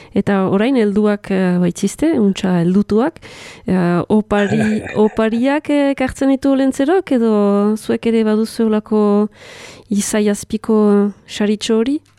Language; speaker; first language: Basque; native; Basque